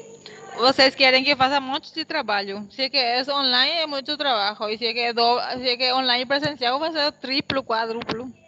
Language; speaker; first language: Portuguese; non-native, fluent; Spanish